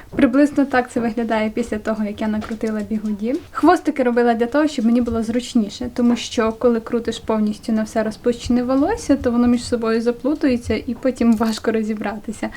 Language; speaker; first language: Ukrainian; non-native, local second language; Russian